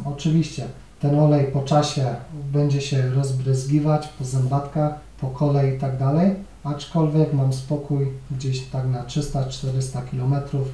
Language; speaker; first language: Polish; native; Polish